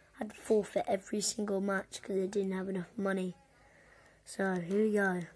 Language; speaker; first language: English; native; English